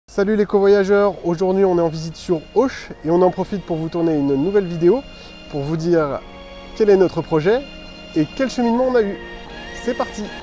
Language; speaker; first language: French; native; French